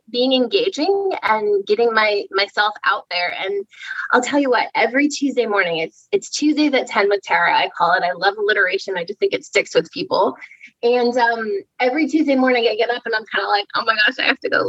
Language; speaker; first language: English; native; English